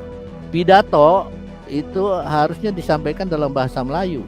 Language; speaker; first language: Indonesian; native; Indonesian